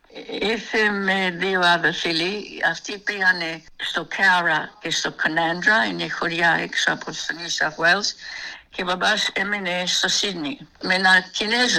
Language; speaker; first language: Greek; early bilingual, heritage; Greek